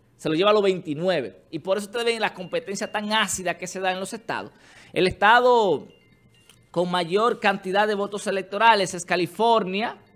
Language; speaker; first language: Spanish; native; Spanish